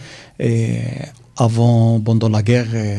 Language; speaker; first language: French; non-native, learner; Arabic